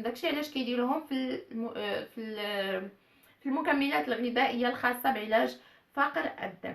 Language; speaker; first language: Arabic; native; Arabic